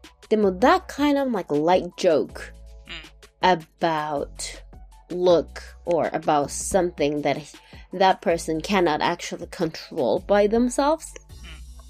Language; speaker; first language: English; non-native, fluent; Japanese